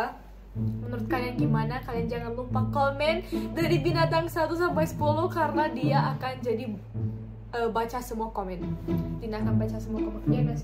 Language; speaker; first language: Indonesian; early bilingual, other home language; Russian